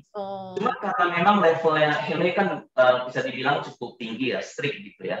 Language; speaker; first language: Indonesian; native; Indonesian